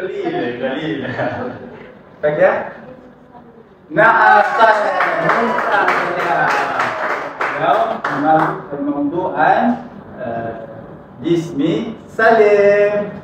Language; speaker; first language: Arabic; non-native, learner; Malay